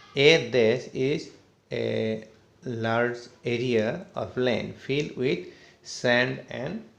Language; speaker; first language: English; non-native, local second language; Assamese